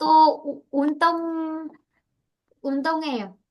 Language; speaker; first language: Korean; non-native, learner; Vietnamese